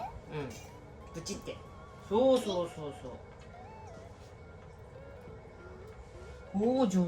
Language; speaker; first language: Japanese; native; Japanese